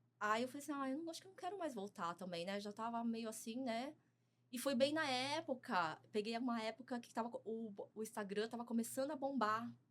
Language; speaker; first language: Portuguese; early bilingual, other home language; Chinese